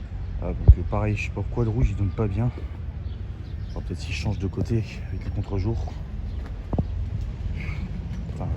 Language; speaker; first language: French; native; French